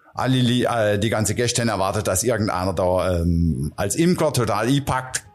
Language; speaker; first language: German; non-native, local second language; Dutch